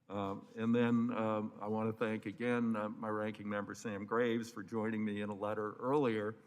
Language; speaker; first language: English; native; English